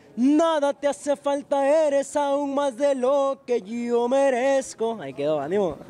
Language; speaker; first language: Spanish; native; Spanish